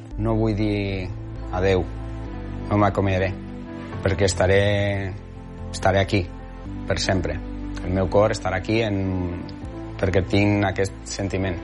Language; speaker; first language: Catalan; non-native, local second language; Spanish